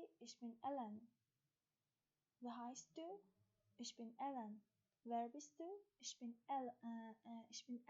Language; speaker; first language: German; non-native, fluent; Persian